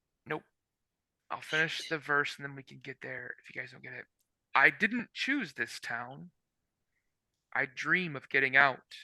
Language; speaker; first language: English; native; English